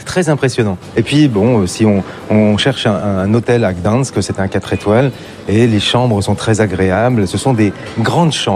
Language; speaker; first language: French; native; French